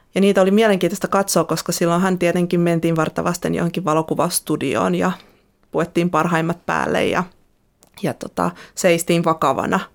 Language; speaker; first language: Finnish; early bilingual, other home language; Russian